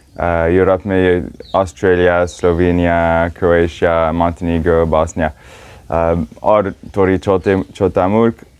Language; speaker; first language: Hindi; non-native, learner; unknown